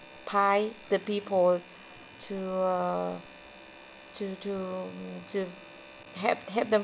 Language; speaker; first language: English; non-native, learner; Vietnamese